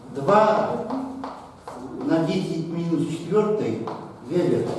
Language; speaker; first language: Russian; non-native, local second language; Kazakh